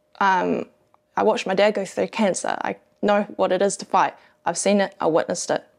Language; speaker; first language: English; native; English